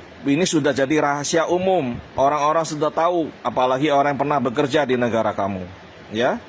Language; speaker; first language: Indonesian; native; Indonesian